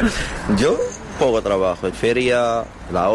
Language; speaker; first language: Spanish; non-native, learner; Arabic